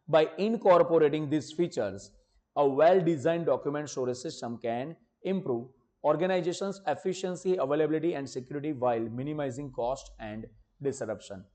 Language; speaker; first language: English; non-native, local second language; Gujarati